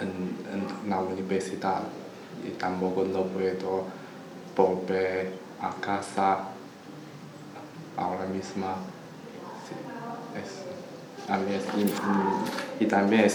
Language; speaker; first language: Spanish; non-native, learner; Chinese